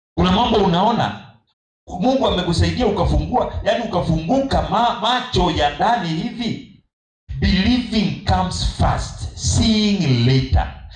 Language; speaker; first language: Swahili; non-native, local second language; Kamba